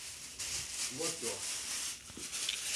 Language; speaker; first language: Swedish; early bilingual, other home language; Polish